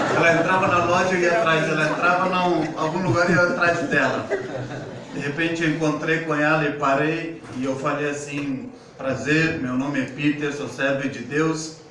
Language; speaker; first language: Portuguese; non-native, fluent; Hindi